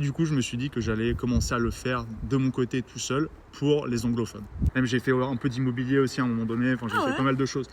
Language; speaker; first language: French; native; French